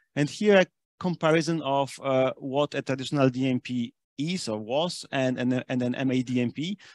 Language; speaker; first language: English; non-native, fluent; German